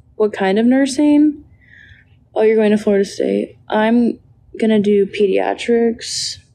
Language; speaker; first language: English; native; English